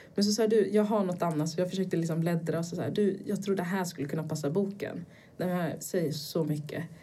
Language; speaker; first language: Swedish; early bilingual, other home language; Portuguese